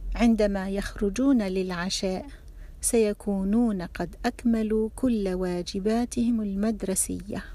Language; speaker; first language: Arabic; non-native, fluent; English